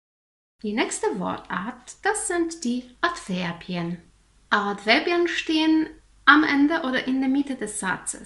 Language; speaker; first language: German; non-native, fluent; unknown